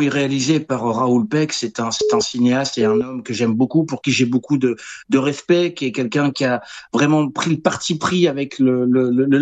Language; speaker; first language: French; native; French